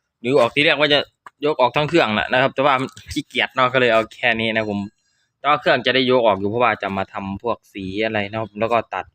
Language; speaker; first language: Thai; native; Thai